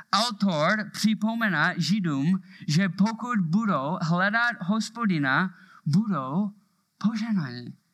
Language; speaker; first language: Czech; native; Czech